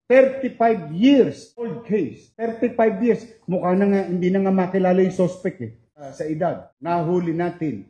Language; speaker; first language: Filipino; native; Filipino